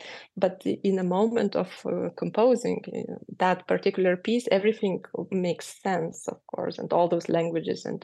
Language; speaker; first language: English; non-native, fluent; Lithuanian